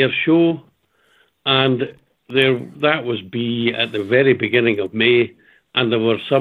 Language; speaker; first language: English; native; English